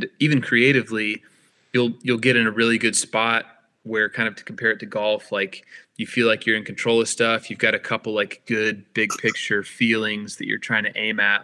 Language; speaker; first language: English; native; English